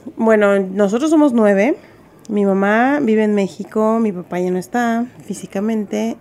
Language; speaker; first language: Spanish; native; Spanish